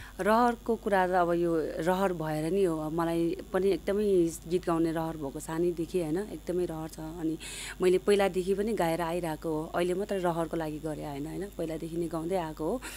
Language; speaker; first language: Nepali; non-native, local second language; Sherpa